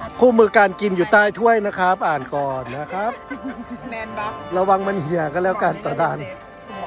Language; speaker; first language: Thai; native; Thai